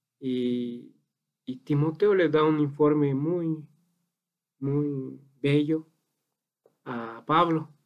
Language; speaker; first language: Spanish; native; Spanish